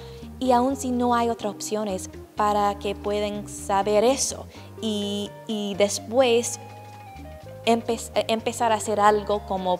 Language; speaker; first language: Spanish; non-native, fluent; English